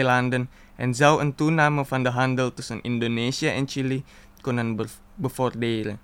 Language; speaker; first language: Dutch; non-native, fluent; Indonesian